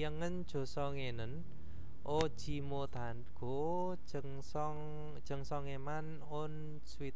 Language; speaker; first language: Korean; non-native, fluent; Indonesian